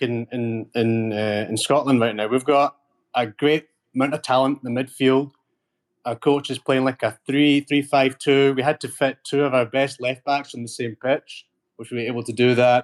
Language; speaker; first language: English; native; English